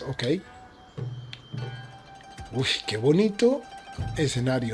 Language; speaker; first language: Spanish; native; Spanish